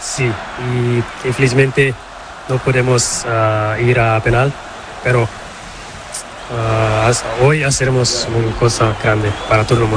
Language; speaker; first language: Spanish; non-native, local second language; Portuguese